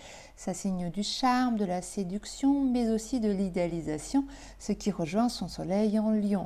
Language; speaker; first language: French; native; French